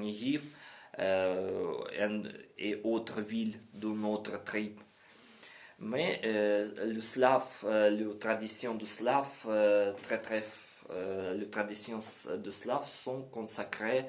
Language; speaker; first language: French; non-native, learner; Ukrainian